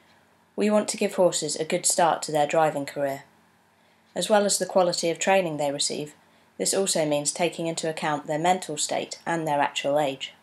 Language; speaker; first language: English; native; English